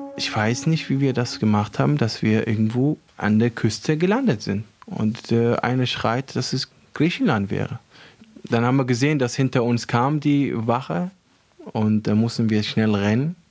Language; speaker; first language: German; non-native, fluent; Arabic